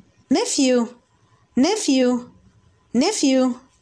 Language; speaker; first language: English; non-native, fluent; Arabic